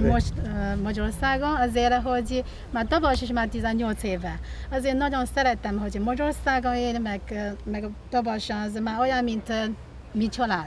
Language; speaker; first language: Hungarian; non-native, learner; Chinese